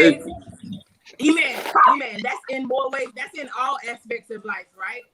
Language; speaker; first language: English; native; English